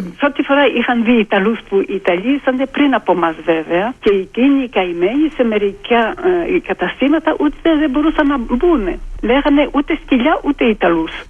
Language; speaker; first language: Greek; early bilingual, heritage; Greek